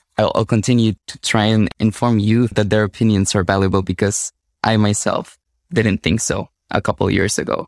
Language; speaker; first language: English; non-native, fluent; Spanish